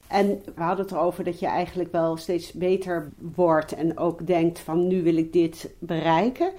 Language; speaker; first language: Dutch; native; Dutch